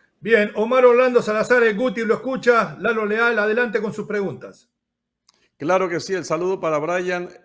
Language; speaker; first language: Spanish; native; Spanish